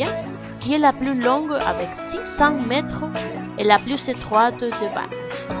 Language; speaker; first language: French; non-native, learner; Spanish